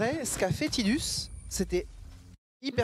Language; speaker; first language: French; native; French